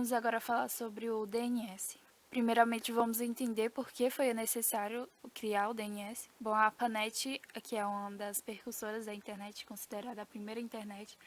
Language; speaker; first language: Portuguese; native; Portuguese